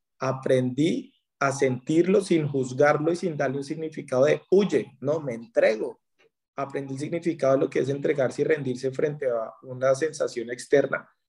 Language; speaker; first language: Spanish; native; Spanish